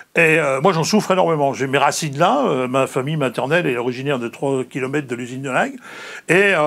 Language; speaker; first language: French; native; French